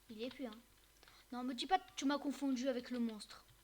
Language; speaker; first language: French; native; French